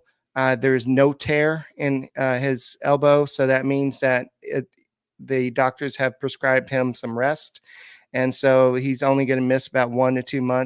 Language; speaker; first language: English; native; English